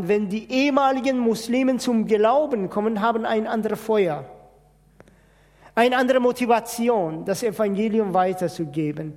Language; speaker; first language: German; non-native, fluent; Persian